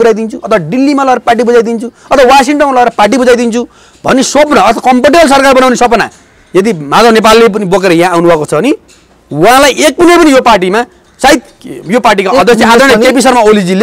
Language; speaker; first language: Nepali; native; Nepali